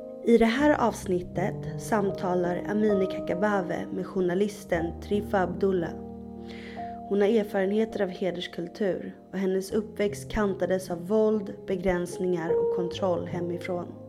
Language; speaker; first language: Swedish; native; Swedish